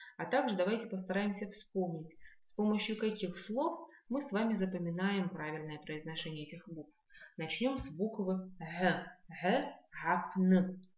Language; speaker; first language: Russian; non-native, local second language; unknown